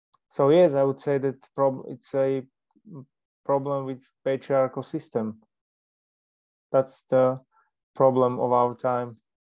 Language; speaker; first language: English; non-native, fluent; Slovak